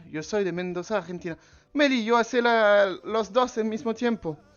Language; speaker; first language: Spanish; non-native, learner; French